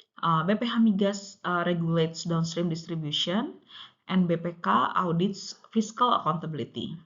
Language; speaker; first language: English; non-native, local second language; Indonesian